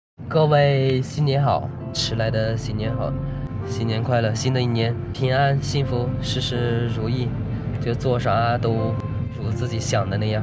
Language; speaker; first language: Chinese; native; Chinese